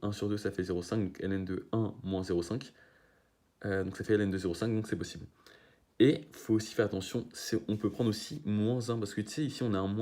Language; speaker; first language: French; native; French